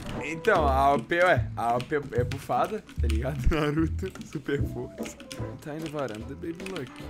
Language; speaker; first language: Portuguese; native; Portuguese